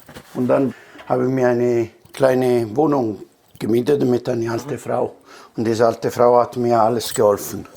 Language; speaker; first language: German; non-native, fluent; Italian